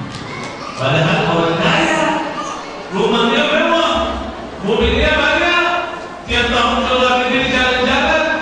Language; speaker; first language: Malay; non-native, fluent; Arabic